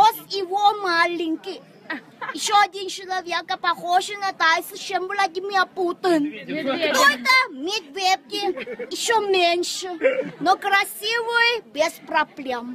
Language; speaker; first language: Russian; non-native, learner; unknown